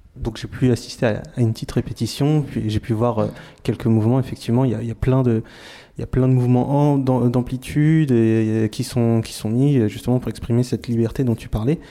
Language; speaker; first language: French; native; French